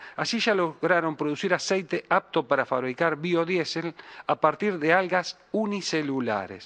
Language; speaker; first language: Spanish; native; Spanish